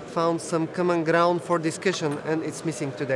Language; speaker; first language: English; non-native, fluent; Bulgarian